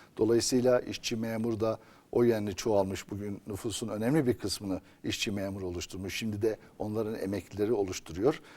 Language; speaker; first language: Turkish; native; Turkish